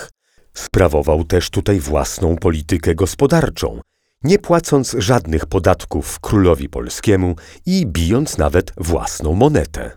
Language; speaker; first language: Polish; native; Polish